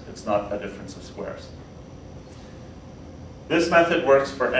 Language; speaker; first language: English; native; English